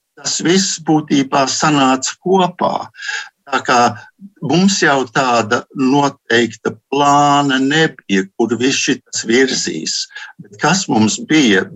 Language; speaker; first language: Latvian; early bilingual, heritage; Latvian